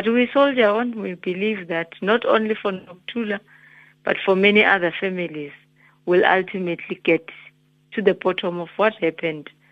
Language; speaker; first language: English; non-native, local second language; Zulu